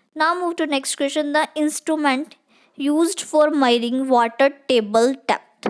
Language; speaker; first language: English; non-native, local second language; Punjabi